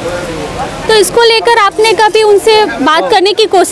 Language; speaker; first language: Hindi; native; Hindi